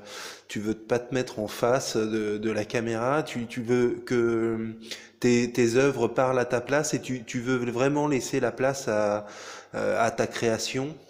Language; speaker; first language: French; native; French